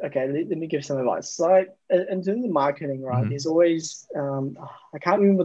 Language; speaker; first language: English; native; English